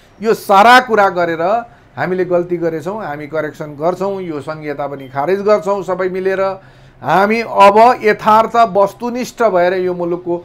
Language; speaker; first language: Nepali; native; Nepali